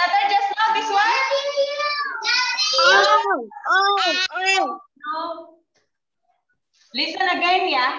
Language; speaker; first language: English; non-native, learner; Indonesian